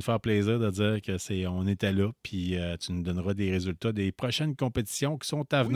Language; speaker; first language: French; native; French